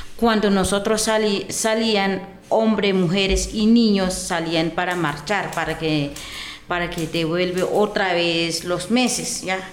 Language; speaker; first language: Spanish; non-native, local second language; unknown